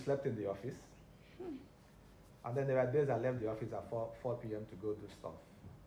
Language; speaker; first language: English; non-native, local second language; Igbo